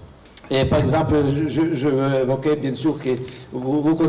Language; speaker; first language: French; non-native, fluent; Russian